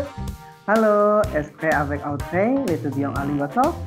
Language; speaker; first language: French; non-native, fluent; Indonesian